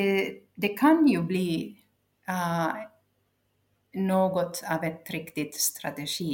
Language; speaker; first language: Swedish; non-native, local second language; Finnish